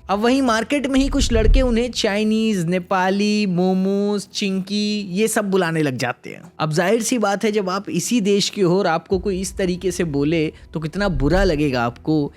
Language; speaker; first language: Hindi; native; Hindi